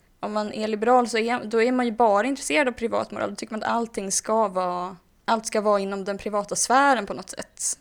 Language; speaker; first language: Swedish; native; Swedish